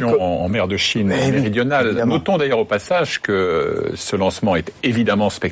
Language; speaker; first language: French; native; French